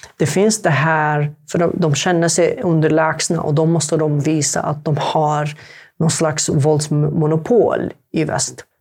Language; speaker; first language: Swedish; non-native, fluent; Arabic